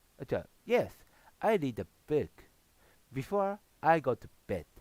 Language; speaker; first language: English; non-native, learner; Japanese